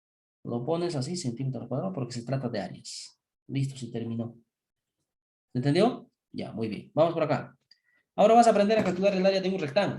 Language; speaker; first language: Spanish; native; Spanish